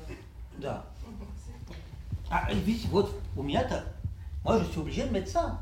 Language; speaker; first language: Russian; early bilingual, heritage; Russian